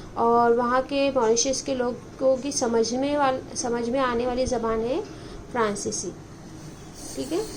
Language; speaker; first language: Urdu; native; Urdu